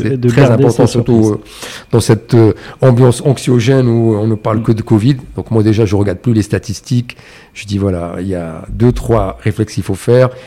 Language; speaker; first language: French; non-native, local second language; Arabic